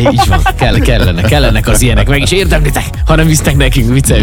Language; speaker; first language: Hungarian; native; Hungarian